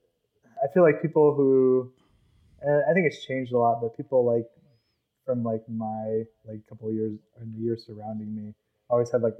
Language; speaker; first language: English; native; English